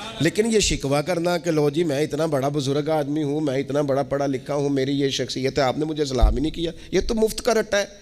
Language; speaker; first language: Urdu; non-native, local second language; Punjabi